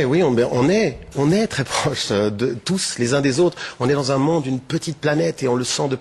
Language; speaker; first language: French; native; French